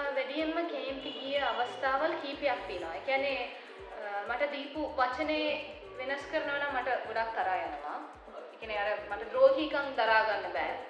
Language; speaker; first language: Sinhala; non-native, local second language; Tamil